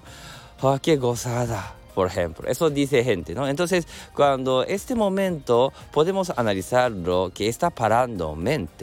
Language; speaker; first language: Spanish; non-native, learner; Japanese